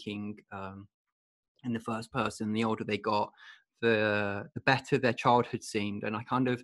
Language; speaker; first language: English; native; English